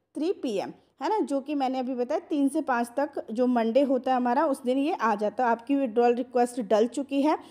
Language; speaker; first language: Hindi; non-native, local second language; Marathi